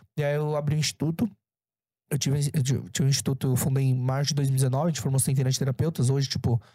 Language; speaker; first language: Portuguese; early bilingual, other home language; Korean